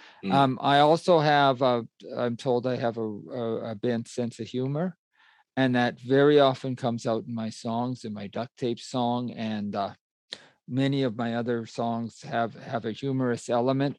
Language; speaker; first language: English; native; English